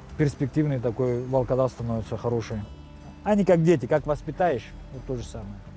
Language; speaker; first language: Russian; non-native, local second language; Karachay-Balkar